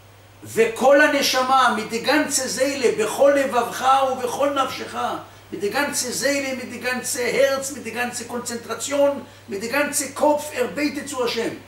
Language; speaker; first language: German; non-native, fluent; Hebrew